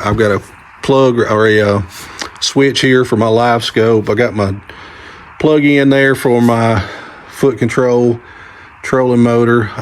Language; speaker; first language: English; native; English